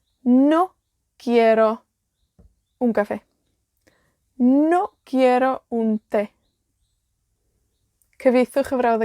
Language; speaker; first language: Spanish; non-native, learner; Welsh